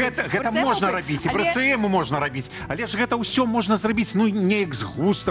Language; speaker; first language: Belarusian; native; Belarusian